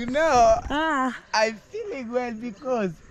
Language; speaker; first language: English; non-native, learner; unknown